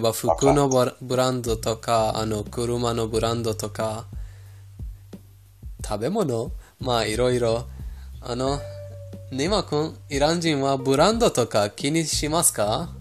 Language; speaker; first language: Japanese; non-native, fluent; Persian